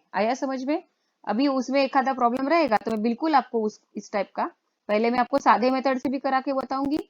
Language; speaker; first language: Hindi; non-native, local second language; Marathi